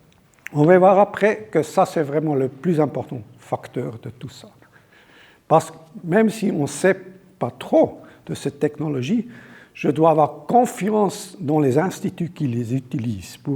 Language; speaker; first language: French; non-native, local second language; German